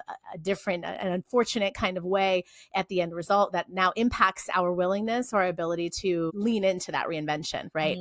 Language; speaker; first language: English; native; English